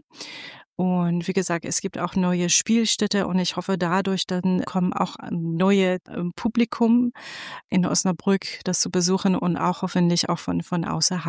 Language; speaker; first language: German; non-native, fluent; Persian